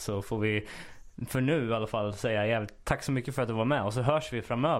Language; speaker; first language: Swedish; native; Swedish